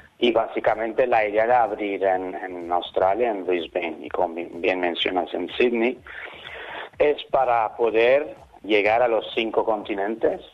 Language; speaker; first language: Spanish; non-native, fluent; Swedish